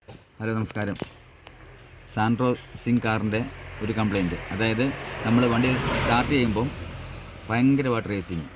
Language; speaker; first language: Malayalam; native; Malayalam